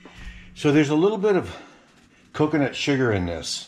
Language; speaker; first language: English; native; English